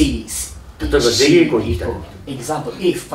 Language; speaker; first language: English; non-native, learner; Japanese